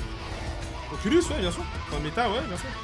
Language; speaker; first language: French; native; French